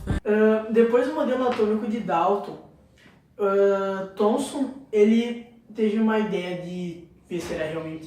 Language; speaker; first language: Portuguese; native; Portuguese